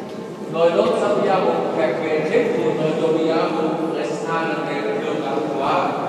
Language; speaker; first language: Italian; non-native, learner; German